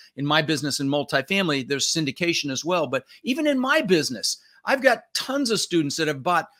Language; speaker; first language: English; early bilingual, other home language; Dutch